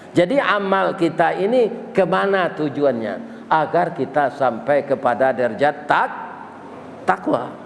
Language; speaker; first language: Malay; non-native, local second language; Minangkabau